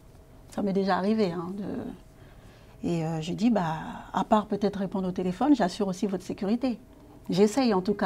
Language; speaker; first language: French; native; French